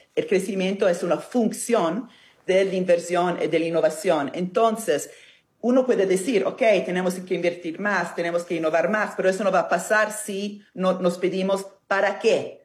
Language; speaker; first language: Spanish; non-native, fluent; Italian